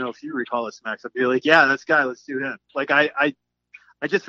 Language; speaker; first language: English; native; English